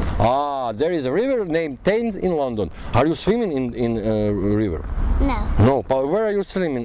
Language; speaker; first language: English; non-native, learner; Croatian